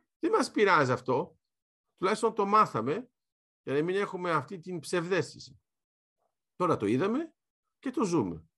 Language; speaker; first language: Greek; early bilingual, heritage; Greek